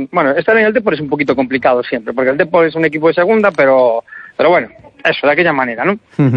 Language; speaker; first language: Spanish; native; Spanish